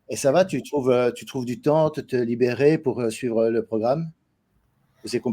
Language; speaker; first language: French; native; French